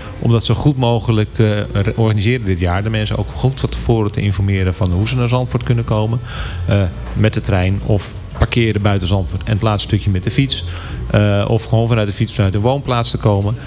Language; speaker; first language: Dutch; native; Dutch